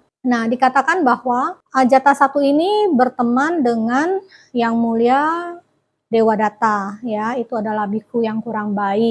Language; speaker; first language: Indonesian; native; Indonesian